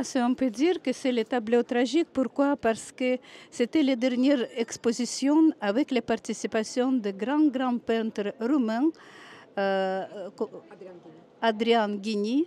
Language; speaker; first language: French; non-native, fluent; Russian